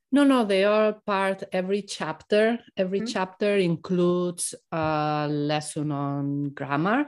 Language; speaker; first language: English; non-native, fluent; Spanish